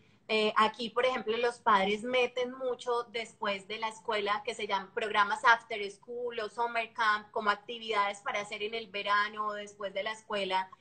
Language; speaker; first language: Spanish; native; Spanish